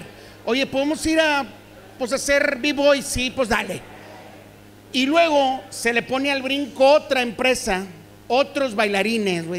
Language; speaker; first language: Spanish; native; Spanish